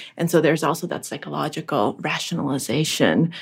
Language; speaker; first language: English; early bilingual, other home language; Russian